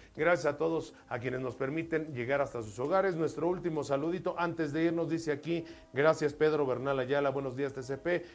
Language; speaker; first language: Spanish; native; Spanish